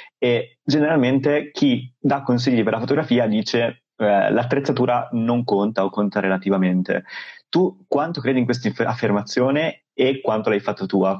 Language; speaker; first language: Italian; native; Italian